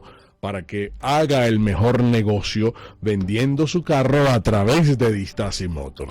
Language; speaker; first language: Spanish; native; Spanish